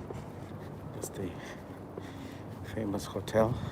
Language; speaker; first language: English; non-native, learner; Spanish